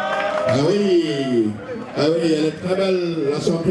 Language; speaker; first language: French; non-native, local second language; Wolof